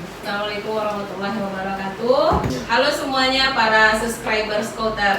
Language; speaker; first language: Indonesian; non-native, local second language; Minangkabau